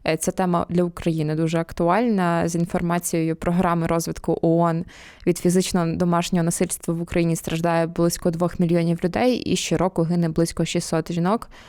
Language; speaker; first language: Ukrainian; native; Ukrainian